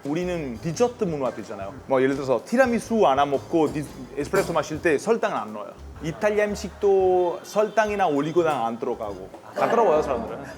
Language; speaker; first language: Korean; non-native, fluent; Italian